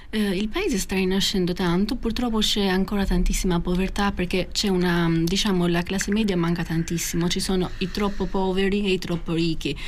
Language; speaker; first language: Italian; non-native, fluent; Albanian